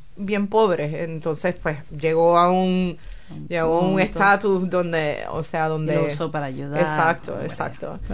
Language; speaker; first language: Spanish; native; Spanish